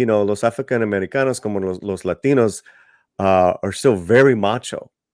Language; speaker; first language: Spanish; early bilingual, heritage; English